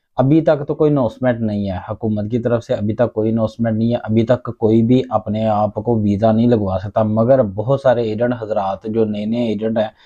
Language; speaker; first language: Urdu; non-native, local second language; Punjabi